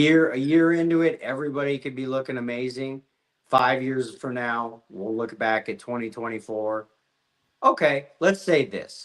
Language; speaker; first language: English; native; English